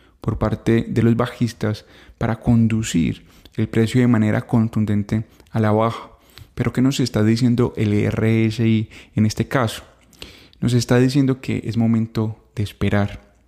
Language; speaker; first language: Spanish; native; Spanish